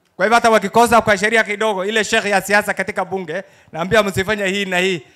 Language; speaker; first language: Swahili; non-native, local second language; Somali